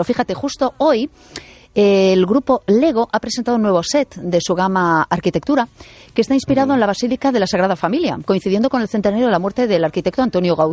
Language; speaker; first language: Spanish; native; Spanish